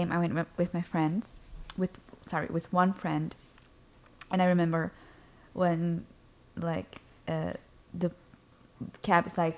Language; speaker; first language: English; non-native, fluent; Portuguese